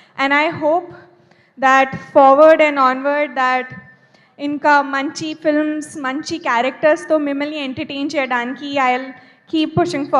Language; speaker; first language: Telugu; non-native, learner; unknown